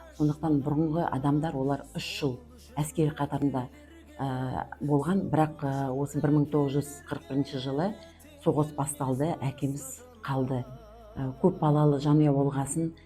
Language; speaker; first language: Kazakh; non-native, local second language; Russian